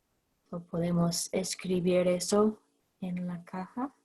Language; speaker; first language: Spanish; non-native, fluent; English